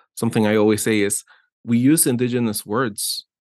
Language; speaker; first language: English; non-native, fluent; Spanish